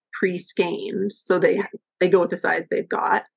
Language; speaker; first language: English; native; English